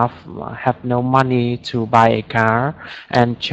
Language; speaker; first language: English; non-native, learner; Vietnamese